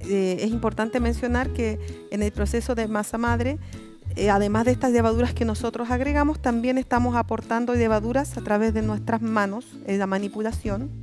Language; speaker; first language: Spanish; native; Spanish